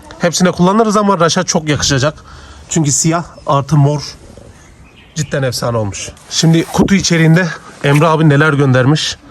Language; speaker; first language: Turkish; native; Turkish